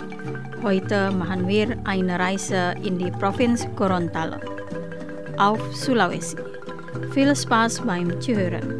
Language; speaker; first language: German; non-native, fluent; Indonesian